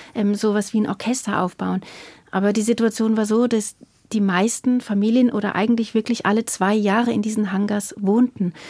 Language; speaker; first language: German; native; German